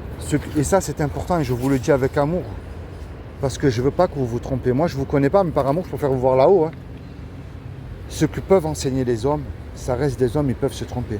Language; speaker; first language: French; native; French